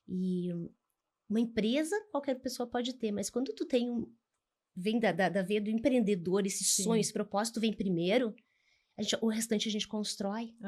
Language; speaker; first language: Portuguese; native; Portuguese